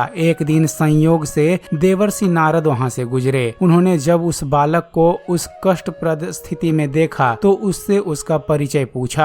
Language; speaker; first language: Hindi; native; Hindi